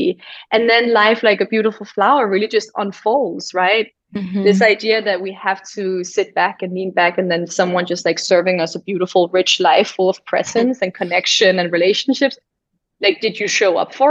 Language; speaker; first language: English; non-native, fluent; Danish